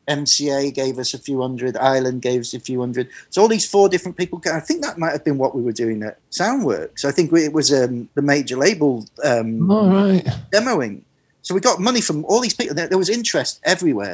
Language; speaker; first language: English; native; English